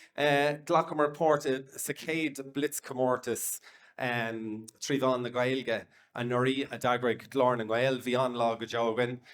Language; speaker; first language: Irish; non-native, local second language; English